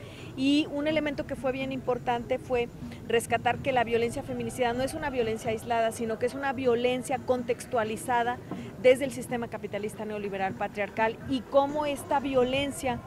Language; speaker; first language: Spanish; native; Spanish